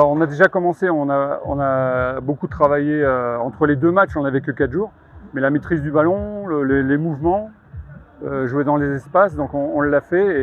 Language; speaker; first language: French; native; French